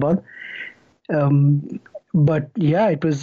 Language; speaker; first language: English; non-native, local second language; Bangla